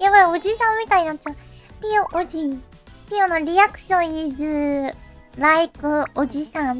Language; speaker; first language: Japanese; native; Japanese